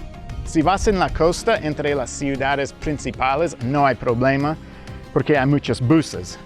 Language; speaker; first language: Spanish; early bilingual, heritage; English